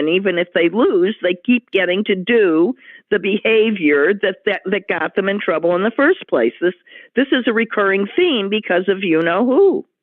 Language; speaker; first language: English; native; English